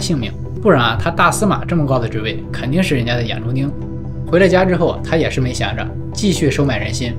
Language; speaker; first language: Chinese; native; Chinese